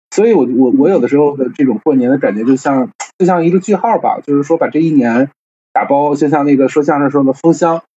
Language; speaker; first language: Chinese; native; Chinese